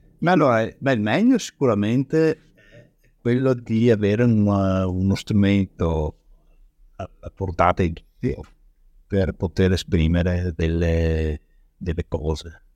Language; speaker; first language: Italian; native; Italian